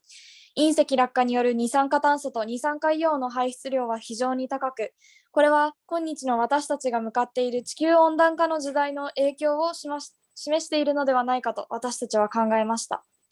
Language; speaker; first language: Japanese; native; Japanese